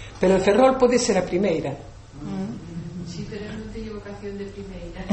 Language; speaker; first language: Galician; non-native, local second language; Spanish